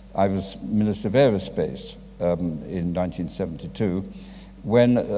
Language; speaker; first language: English; native; English